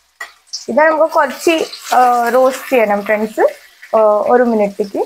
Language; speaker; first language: Malayalam; non-native, learner; Hindi